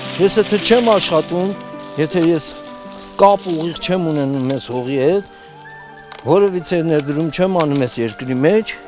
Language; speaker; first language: Armenian; early bilingual, heritage; Armenian